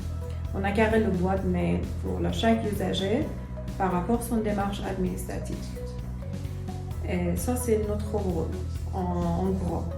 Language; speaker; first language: French; non-native, learner; Persian